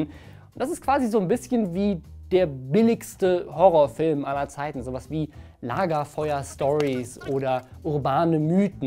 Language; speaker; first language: German; native; German